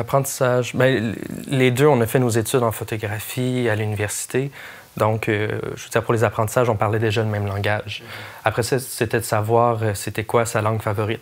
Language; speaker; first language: French; native; French